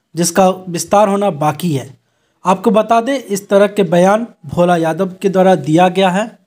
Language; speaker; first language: Hindi; native; Hindi